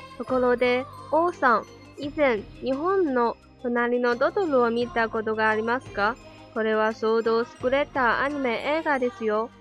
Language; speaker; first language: Japanese; non-native, learner; Chinese